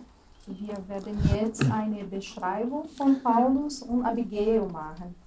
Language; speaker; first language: German; non-native, fluent; Portuguese